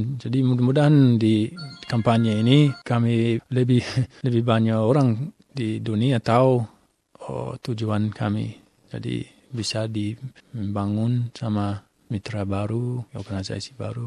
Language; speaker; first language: Indonesian; non-native, fluent; English